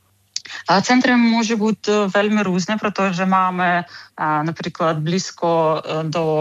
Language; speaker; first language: Czech; non-native, fluent; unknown